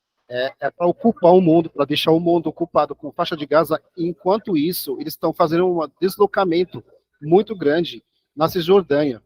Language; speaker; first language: Portuguese; non-native, fluent; Arabic